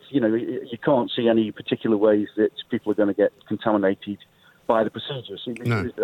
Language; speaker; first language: English; native; English